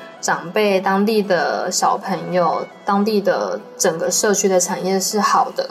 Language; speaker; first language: Chinese; native; Chinese